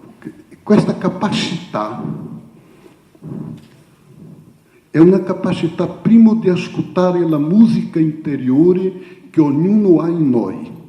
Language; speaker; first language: Italian; non-native, fluent; Portuguese